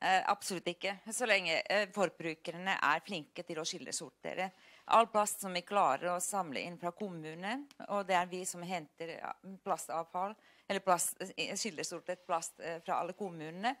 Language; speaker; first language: Norwegian; non-native, fluent; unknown